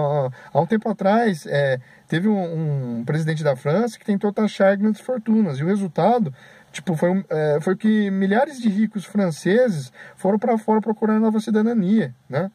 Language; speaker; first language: Portuguese; native; Portuguese